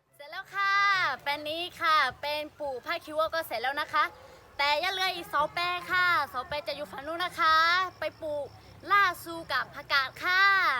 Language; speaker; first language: Thai; non-native, local second language; Lahu